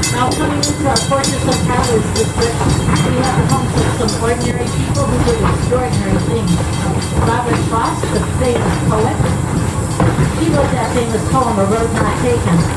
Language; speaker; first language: English; native; English